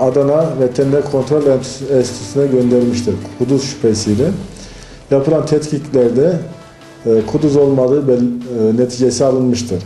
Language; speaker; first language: Turkish; native; Turkish